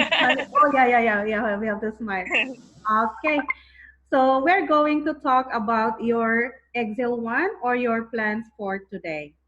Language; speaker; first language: English; non-native, fluent; Thai